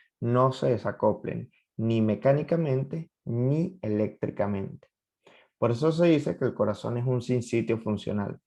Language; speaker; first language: Spanish; native; Spanish